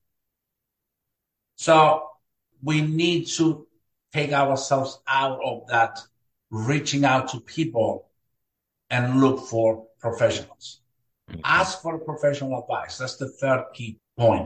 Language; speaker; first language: English; non-native, fluent; Greek